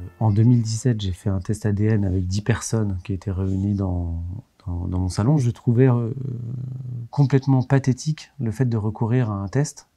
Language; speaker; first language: French; native; French